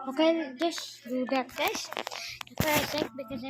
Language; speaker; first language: English; non-native, local second language; Filipino